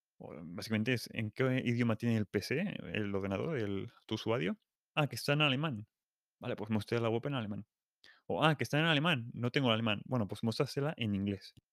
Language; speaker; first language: Spanish; non-native, local second language; Catalan